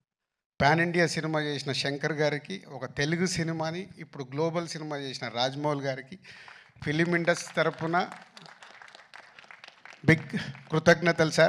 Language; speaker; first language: Telugu; native; Telugu